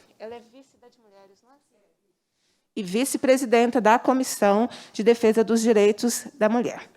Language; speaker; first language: Portuguese; native; Portuguese